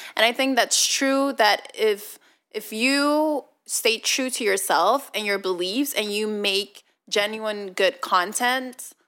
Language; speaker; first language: English; non-native, fluent; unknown